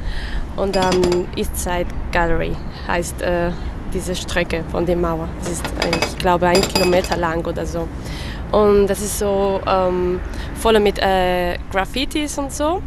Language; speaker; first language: German; non-native, learner; French